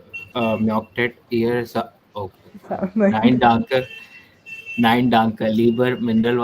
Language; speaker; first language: German; non-native, learner; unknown